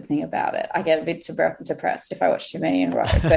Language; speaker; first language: English; native; English